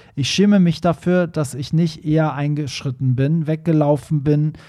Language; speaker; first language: German; non-native, fluent; Persian